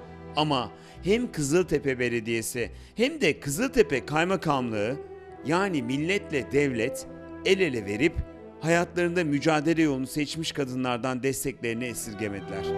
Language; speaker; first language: Turkish; native; Turkish